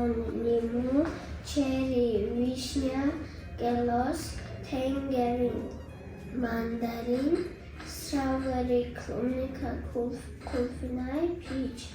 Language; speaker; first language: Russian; non-native, local second language; Tajik